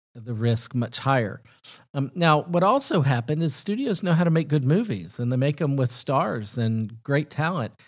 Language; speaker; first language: English; native; English